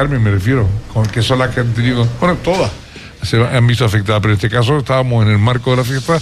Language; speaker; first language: Spanish; native; Spanish